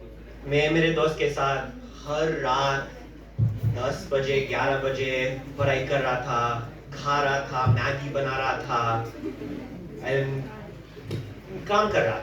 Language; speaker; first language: Hindi; early bilingual, heritage; English